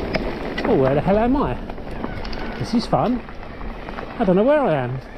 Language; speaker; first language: English; native; English